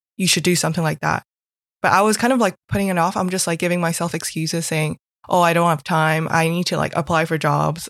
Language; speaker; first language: English; non-native, local second language; Cantonese